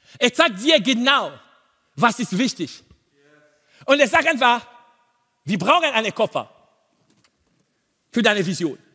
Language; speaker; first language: German; non-native, learner; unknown